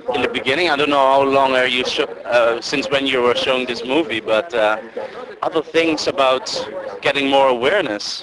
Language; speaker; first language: English; non-native, fluent; Dutch